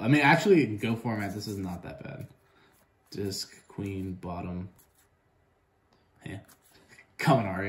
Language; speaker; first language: English; native; English